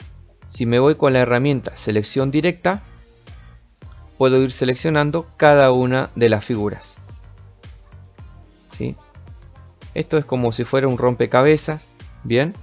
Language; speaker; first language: Spanish; native; Spanish